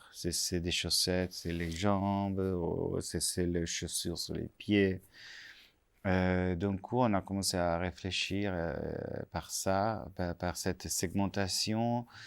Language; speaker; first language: French; non-native, fluent; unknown